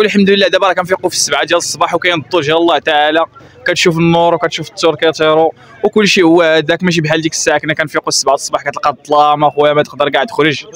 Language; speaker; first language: Arabic; native; Arabic